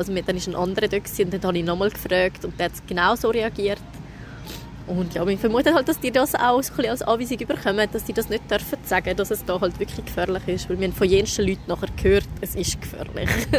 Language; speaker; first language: German; native; German